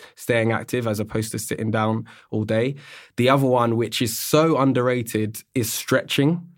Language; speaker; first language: English; native; English